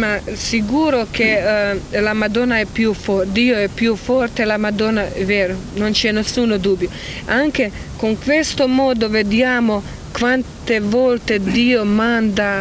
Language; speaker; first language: Italian; non-native, learner; Croatian